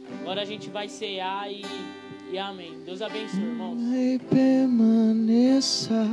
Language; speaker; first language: Portuguese; native; Portuguese